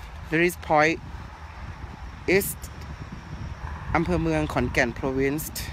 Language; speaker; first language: English; non-native, learner; Thai